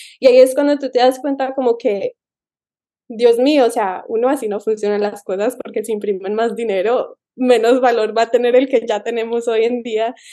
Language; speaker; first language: Spanish; early bilingual, heritage; Spanish